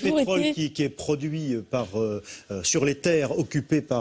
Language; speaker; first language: French; native; French